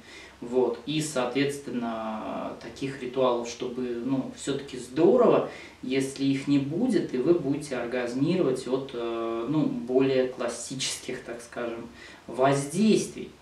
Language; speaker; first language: Russian; native; Russian